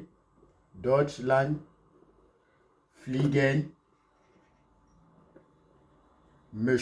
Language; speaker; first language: German; non-native, fluent; French